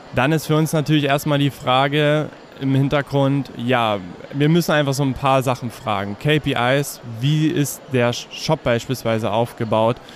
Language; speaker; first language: German; native; German